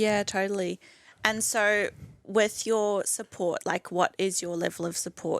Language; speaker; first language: English; native; English